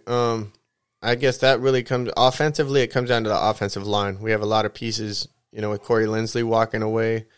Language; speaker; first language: English; native; English